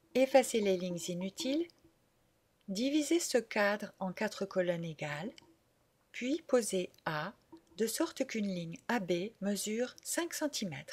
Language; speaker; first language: French; native; French